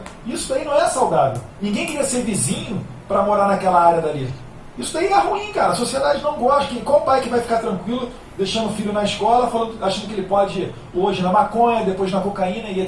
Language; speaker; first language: Portuguese; native; Portuguese